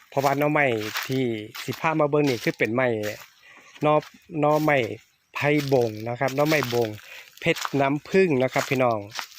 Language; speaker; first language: Thai; native; Thai